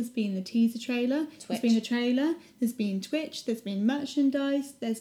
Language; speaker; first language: English; native; English